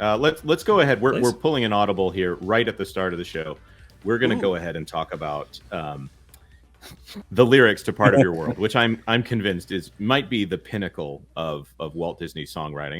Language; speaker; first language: English; native; English